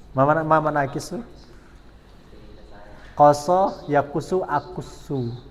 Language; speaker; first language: Arabic; non-native, fluent; Indonesian